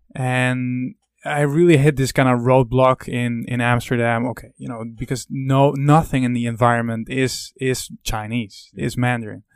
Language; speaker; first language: English; non-native, fluent; Dutch